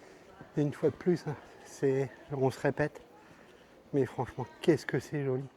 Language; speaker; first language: French; native; French